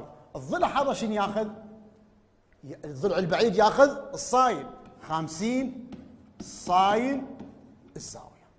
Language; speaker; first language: Arabic; native; Arabic